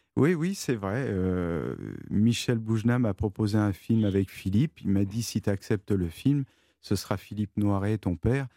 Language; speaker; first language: French; native; French